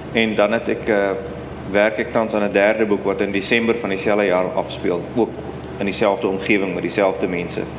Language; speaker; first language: Afrikaans; native; Afrikaans